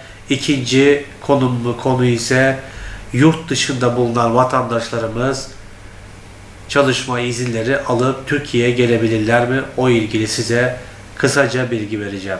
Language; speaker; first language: Turkish; non-native, fluent; Turkmen